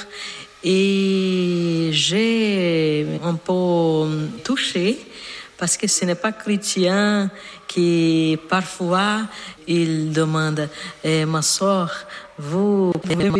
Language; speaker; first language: French; non-native, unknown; Portuguese